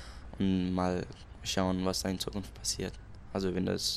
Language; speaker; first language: German; non-native, learner; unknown